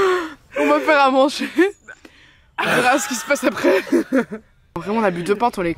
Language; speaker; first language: French; native; French